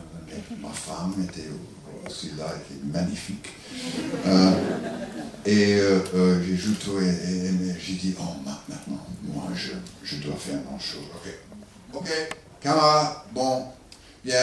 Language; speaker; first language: French; non-native, learner; English